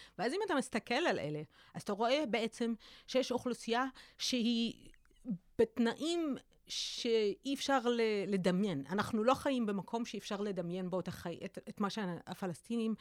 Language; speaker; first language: Hebrew; non-native, local second language; Arabic